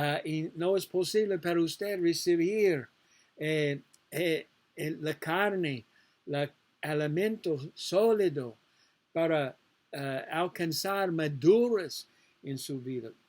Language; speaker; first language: Spanish; non-native, learner; English